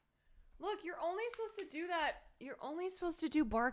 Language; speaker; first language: English; native; English